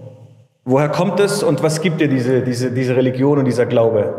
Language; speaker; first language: German; native; German